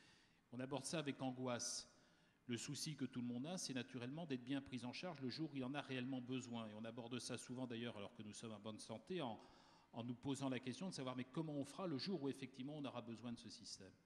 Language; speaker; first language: French; native; French